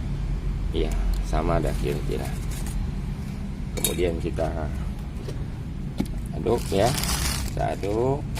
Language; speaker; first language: Indonesian; native; Indonesian